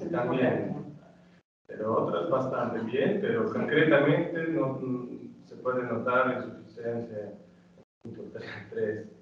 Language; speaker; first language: Spanish; non-native, learner; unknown